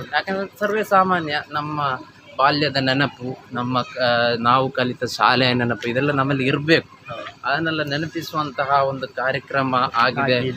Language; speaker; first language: Kannada; non-native, local second language; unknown